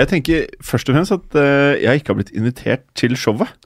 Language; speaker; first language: Norwegian; native; Norwegian